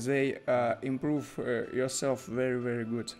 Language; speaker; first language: English; non-native, learner; Russian